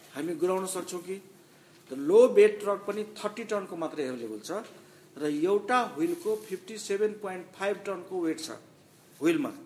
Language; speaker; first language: Nepali; non-native, local second language; Maithili